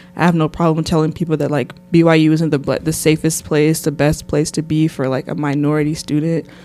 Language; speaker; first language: English; native; English